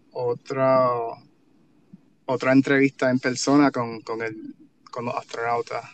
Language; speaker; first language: Spanish; native; Spanish